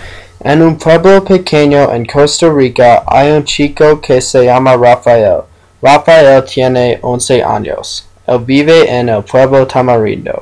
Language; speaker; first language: Spanish; non-native, learner; English